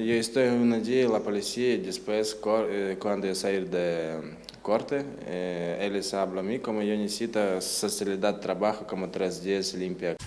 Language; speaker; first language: Spanish; non-native, learner; Russian